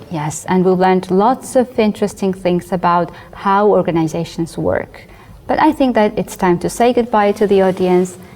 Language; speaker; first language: English; non-native, fluent; Georgian